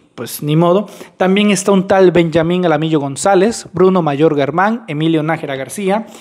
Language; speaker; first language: Spanish; native; Spanish